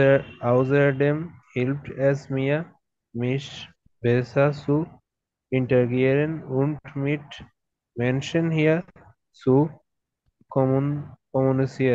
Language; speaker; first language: German; non-native, learner; Bangla